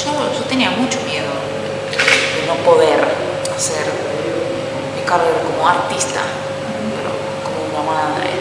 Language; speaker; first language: Spanish; non-native, fluent; Finnish